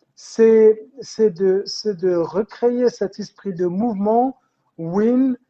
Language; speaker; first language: French; non-native, local second language; Arabic